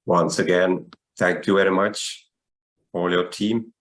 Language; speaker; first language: English; non-native, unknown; Estonian